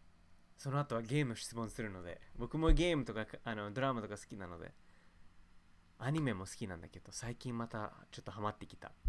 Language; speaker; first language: Japanese; non-native, fluent; English